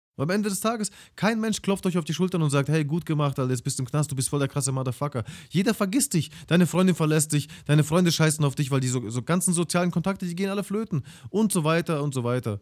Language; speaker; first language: German; early bilingual, other home language; Russian